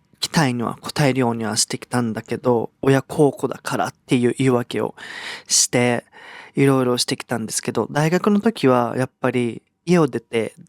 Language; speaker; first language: Japanese; early bilingual, other home language; Portuguese